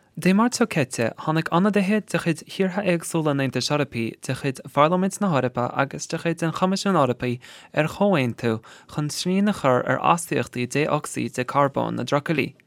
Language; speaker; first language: Irish; native; Irish